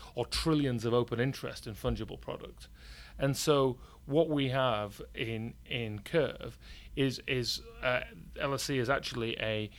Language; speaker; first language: English; native; English